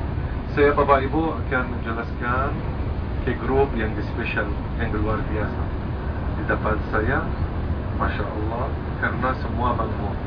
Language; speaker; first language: Indonesian; non-native, fluent; Arabic